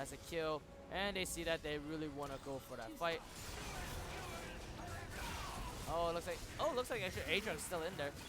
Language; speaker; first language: English; native; English